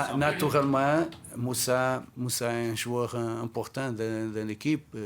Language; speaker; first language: French; non-native, fluent; Portuguese